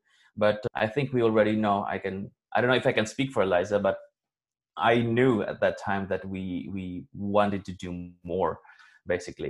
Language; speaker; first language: English; non-native, local second language; Cebuano